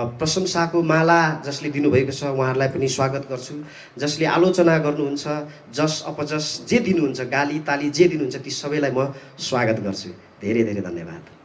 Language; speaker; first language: Nepali; non-native, local second language; Eastern Tamang